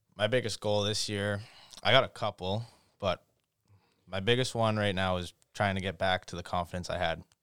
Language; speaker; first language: English; native; English